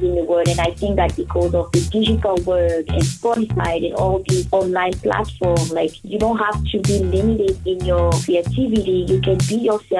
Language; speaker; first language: English; non-native, fluent; French